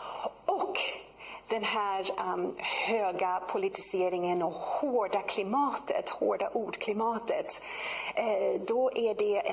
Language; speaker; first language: Swedish; non-native, fluent; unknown